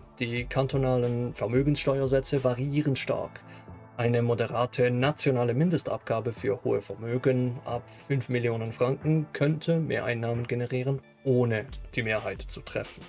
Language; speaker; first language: German; native; German